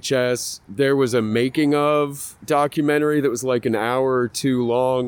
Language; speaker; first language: English; native; English